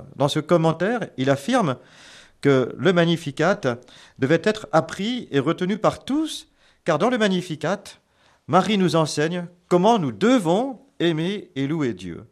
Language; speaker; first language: French; native; French